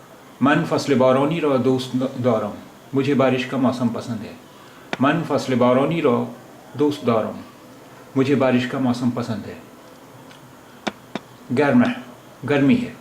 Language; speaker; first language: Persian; non-native, fluent; Urdu